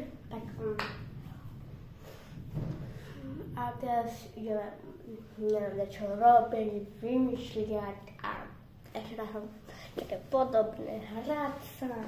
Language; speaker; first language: Slovak; non-native, local second language; Romany